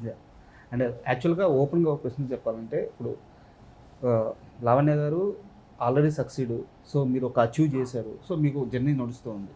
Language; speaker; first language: Telugu; native; Telugu